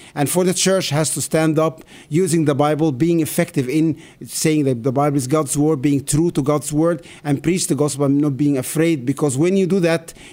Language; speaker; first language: English; non-native, fluent; Arabic